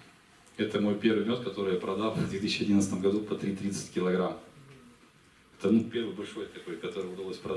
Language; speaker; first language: Russian; native; Russian